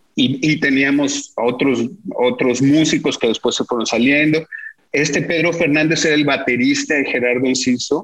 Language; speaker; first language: Spanish; native; Spanish